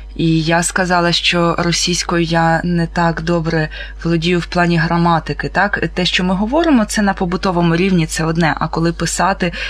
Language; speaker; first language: Ukrainian; non-native, local second language; Russian